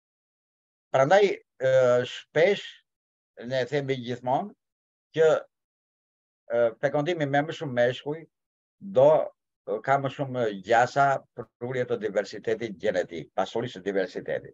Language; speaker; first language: Albanian; native; Albanian